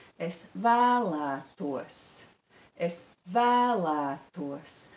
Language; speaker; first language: Latvian; native; Latvian